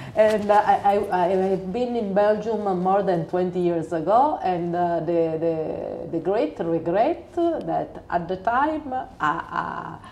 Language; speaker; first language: English; non-native, learner; Italian